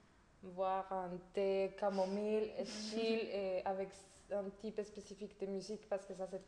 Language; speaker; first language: French; non-native, fluent; Spanish